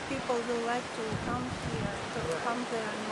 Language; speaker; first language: English; non-native, fluent; Russian